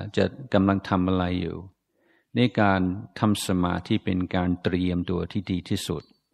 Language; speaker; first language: Thai; non-native, fluent; English